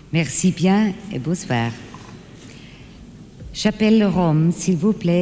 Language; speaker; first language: French; non-native, fluent; German